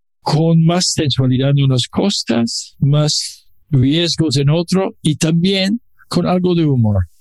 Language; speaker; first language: Spanish; non-native, learner; English